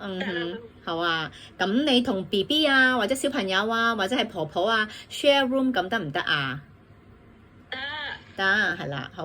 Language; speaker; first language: Cantonese; native; Cantonese